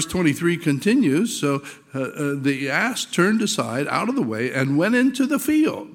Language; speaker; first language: English; native; English